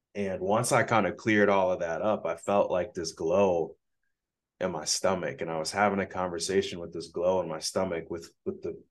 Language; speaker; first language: English; native; English